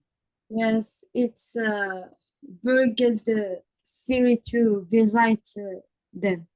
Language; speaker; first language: English; non-native, learner; Arabic